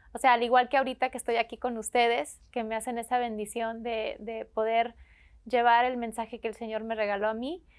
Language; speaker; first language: Spanish; native; Spanish